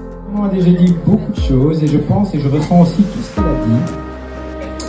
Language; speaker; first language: French; native; French